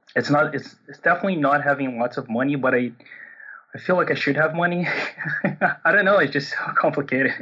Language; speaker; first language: English; non-native, fluent; Portuguese